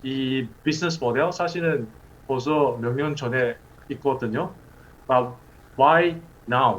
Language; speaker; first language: Korean; early bilingual, heritage; English